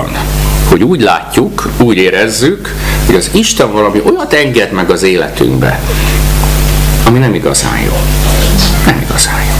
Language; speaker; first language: Hungarian; native; Hungarian